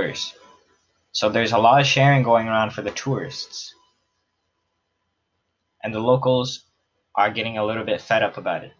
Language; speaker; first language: English; native; English